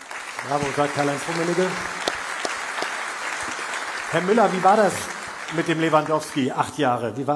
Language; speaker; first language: German; native; German